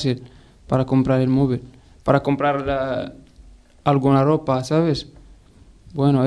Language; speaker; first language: Spanish; non-native, learner; Arabic